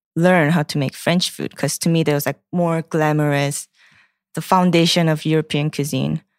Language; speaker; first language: English; non-native, fluent; Korean